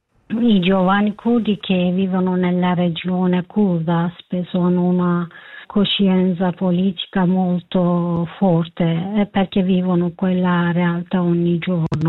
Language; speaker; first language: Italian; non-native, learner; Kurdish